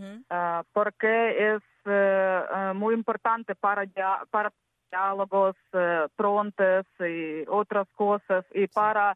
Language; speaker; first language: Spanish; non-native, learner; Ukrainian